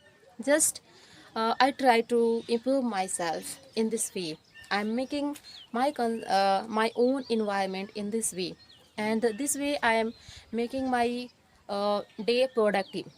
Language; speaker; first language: English; non-native, learner; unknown